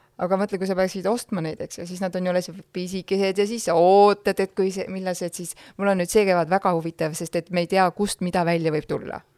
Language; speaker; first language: Estonian; native; Estonian